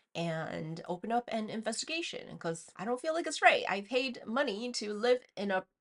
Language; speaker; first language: English; non-native, fluent; Chinese